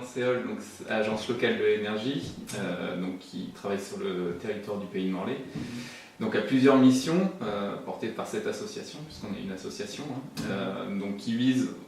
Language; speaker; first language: French; native; French